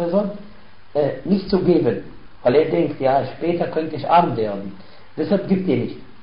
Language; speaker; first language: German; non-native, fluent; Arabic